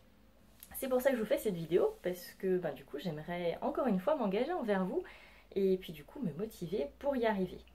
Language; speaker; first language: French; native; French